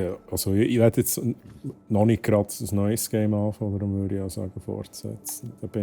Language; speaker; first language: German; native; German